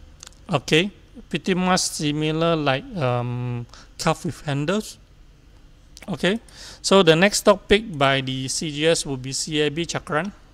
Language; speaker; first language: English; non-native, local second language; Chinese